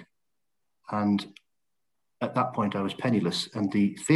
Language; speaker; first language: English; native; English